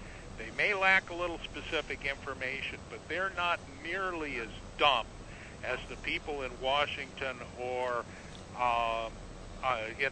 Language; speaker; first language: English; native; English